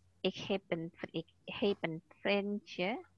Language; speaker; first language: Dutch; non-native, learner; Indonesian